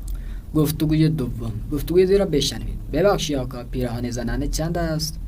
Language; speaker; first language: Persian; non-native, fluent; Urdu